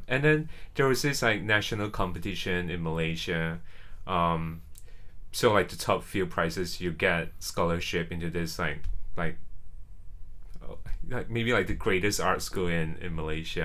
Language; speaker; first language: English; non-native, local second language; Chinese